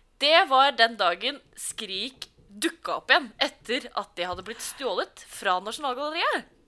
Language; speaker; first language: Norwegian; native; Norwegian